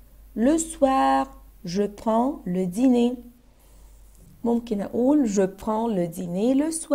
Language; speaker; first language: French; non-native, fluent; Arabic